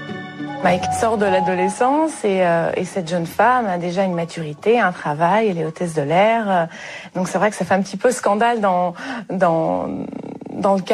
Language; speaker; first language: French; native; French